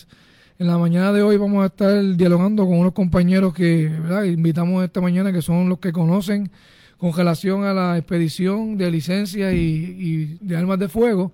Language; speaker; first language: Spanish; native; Spanish